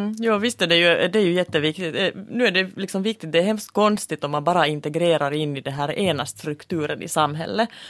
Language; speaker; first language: Swedish; native; Swedish